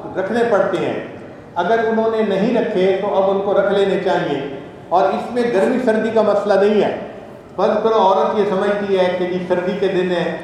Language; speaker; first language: Urdu; non-native, local second language; Punjabi